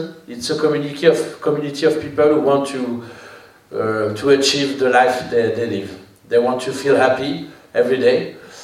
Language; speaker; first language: English; non-native, fluent; French